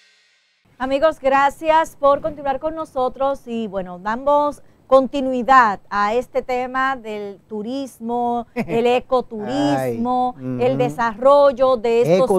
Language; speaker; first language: Spanish; native; Spanish